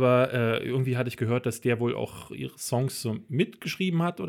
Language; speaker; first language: German; native; German